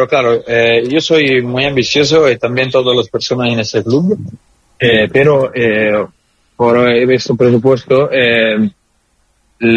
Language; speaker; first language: Spanish; non-native, learner; Italian